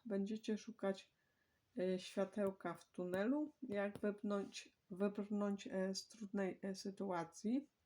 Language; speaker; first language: Polish; native; Polish